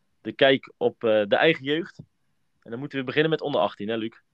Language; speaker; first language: Dutch; native; Dutch